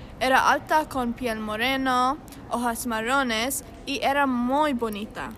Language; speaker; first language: Spanish; non-native, learner; English